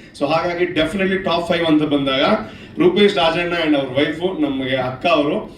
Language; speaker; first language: Kannada; non-native, local second language; Tulu